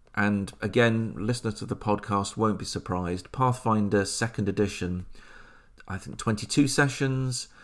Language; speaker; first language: English; native; English